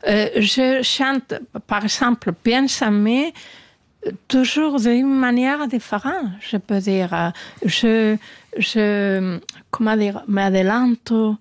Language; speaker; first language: French; non-native, fluent; Spanish